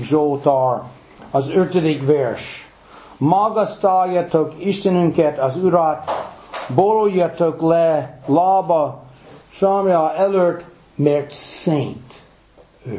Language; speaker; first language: Hungarian; early bilingual, heritage; English